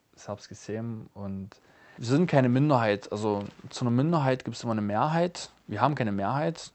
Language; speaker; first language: German; non-native, local second language; Upper Sorbian